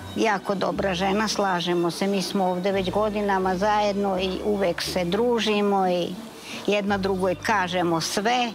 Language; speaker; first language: Bosnian; non-native, local second language; Hungarian